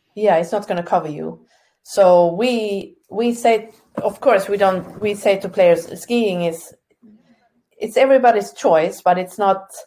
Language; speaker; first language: English; non-native, fluent; Swedish